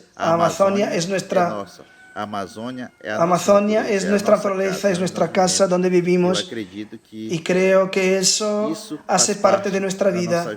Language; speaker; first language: Spanish; non-native, fluent; Portuguese